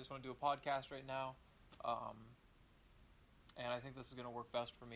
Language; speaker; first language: English; native; English